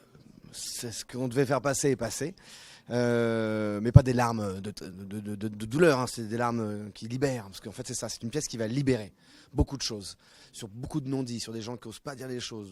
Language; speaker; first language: French; native; French